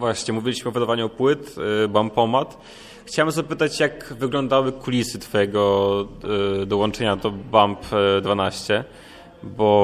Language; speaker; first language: Polish; native; Polish